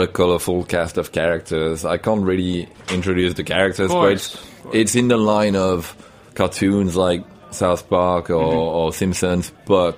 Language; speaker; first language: English; non-native, fluent; French